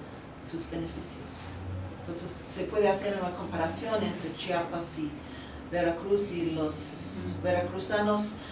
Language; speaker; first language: Spanish; non-native, fluent; English